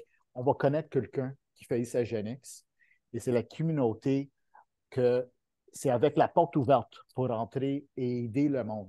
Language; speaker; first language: French; non-native, local second language; Italian